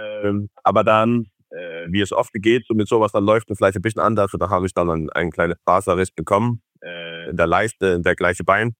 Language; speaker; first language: German; non-native, fluent; Faroese